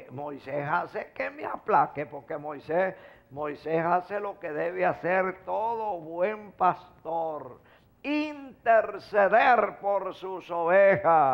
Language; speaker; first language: Spanish; native; Spanish